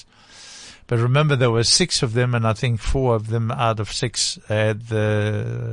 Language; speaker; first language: English; non-native, fluent; French